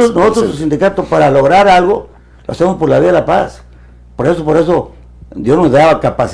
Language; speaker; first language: Spanish; native; Spanish